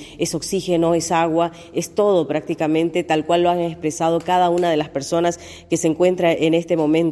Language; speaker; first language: Spanish; native; Spanish